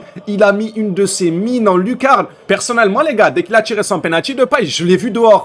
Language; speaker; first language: French; native; French